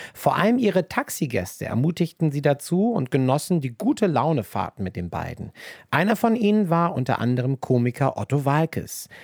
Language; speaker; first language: German; native; German